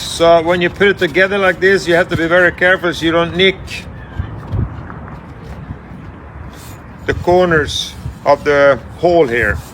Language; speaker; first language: English; non-native, fluent; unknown